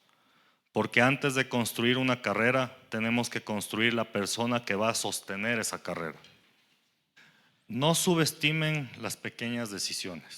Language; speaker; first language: Spanish; early bilingual, other home language; Korean